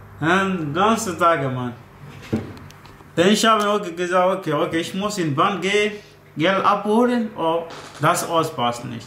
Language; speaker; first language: German; non-native, learner; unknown